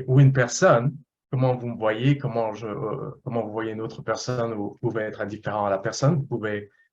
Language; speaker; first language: French; non-native, fluent; English